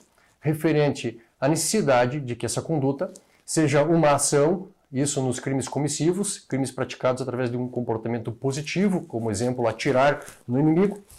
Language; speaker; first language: Portuguese; native; Portuguese